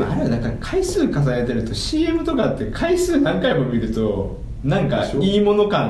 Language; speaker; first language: Japanese; native; Japanese